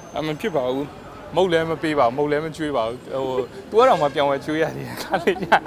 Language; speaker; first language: Burmese; native; Burmese